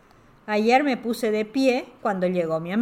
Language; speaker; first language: Spanish; native; Spanish